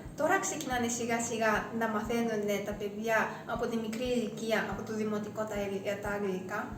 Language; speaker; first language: Greek; non-native, fluent; Japanese